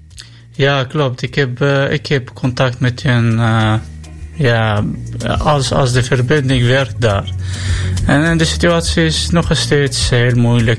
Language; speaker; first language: Dutch; non-native, learner; Arabic